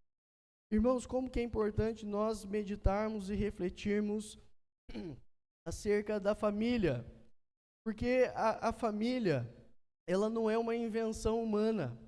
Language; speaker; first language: Portuguese; native; Portuguese